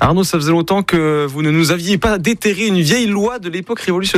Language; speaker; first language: French; native; French